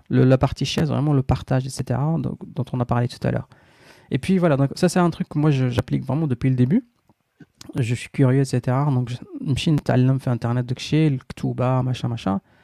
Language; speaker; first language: French; non-native, local second language; Arabic